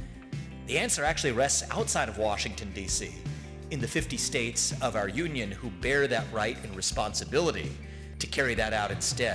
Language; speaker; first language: English; native; English